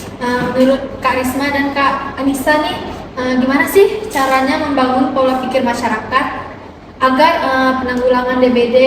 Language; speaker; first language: Indonesian; native; Indonesian